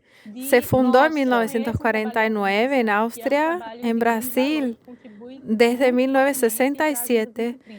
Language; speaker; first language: Spanish; non-native, fluent; Portuguese